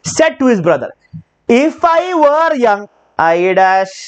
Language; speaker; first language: English; non-native, local second language; Malayalam